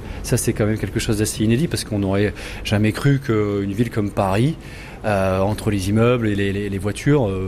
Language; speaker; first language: French; native; French